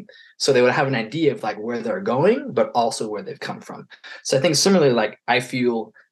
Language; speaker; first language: English; native; English